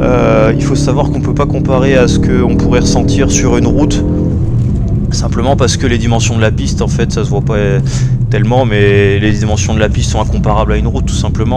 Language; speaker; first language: French; native; French